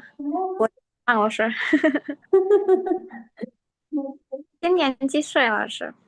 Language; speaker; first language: Chinese; non-native, learner; Indonesian